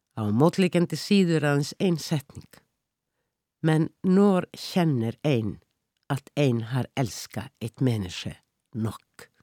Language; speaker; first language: Icelandic; native; Icelandic